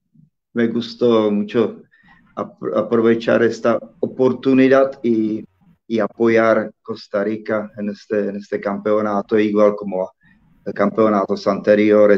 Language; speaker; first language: Spanish; non-native, fluent; Czech